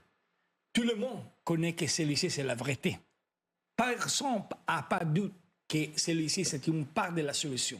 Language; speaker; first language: French; non-native, fluent; Italian